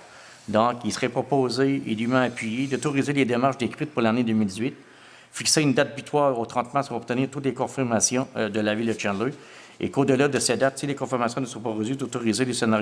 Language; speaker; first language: French; native; French